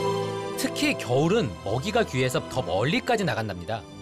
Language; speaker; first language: Korean; native; Korean